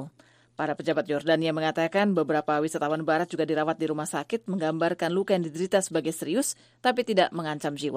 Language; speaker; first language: Indonesian; native; Indonesian